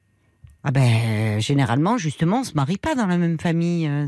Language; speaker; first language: French; native; French